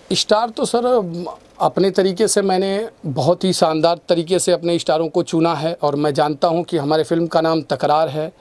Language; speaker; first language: Hindi; native; Hindi